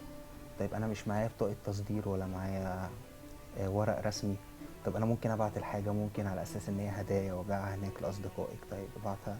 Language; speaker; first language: Arabic; native; Arabic